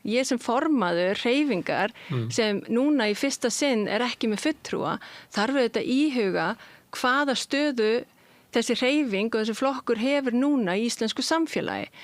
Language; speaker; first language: Icelandic; early bilingual, heritage; Icelandic